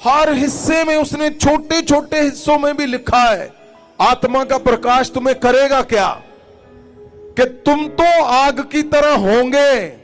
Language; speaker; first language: Hindi; non-native, local second language; Punjabi